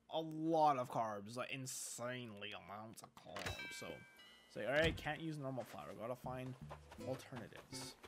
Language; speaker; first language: English; native; English